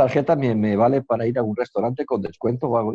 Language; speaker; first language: Spanish; native; Spanish